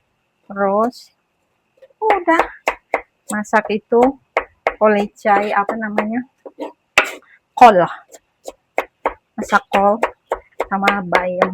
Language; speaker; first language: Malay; non-native, local second language; Indonesian